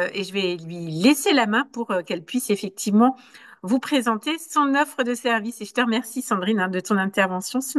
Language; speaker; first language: French; native; French